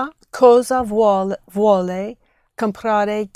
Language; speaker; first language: Italian; non-native, learner; English